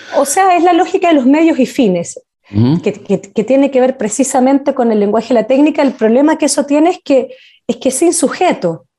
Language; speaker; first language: Spanish; native; Spanish